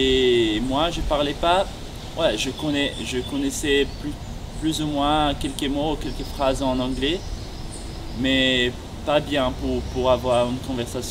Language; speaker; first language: French; non-native, fluent; Portuguese